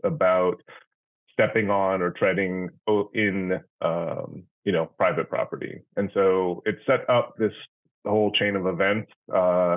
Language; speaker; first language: English; native; English